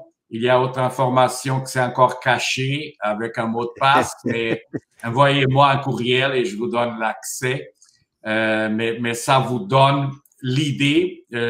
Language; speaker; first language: French; non-native, fluent; Portuguese